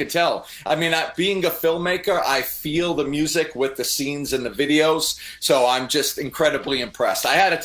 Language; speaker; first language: English; native; English